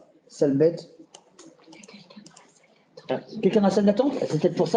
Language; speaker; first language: French; native; French